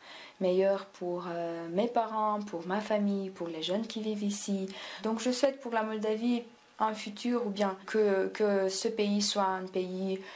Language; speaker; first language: French; non-native, fluent; Romanian